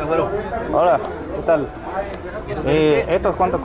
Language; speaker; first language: Spanish; non-native, fluent; English